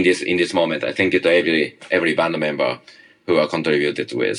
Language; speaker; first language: English; non-native, learner; Japanese